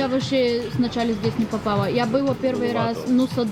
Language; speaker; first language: Russian; non-native, learner; Bulgarian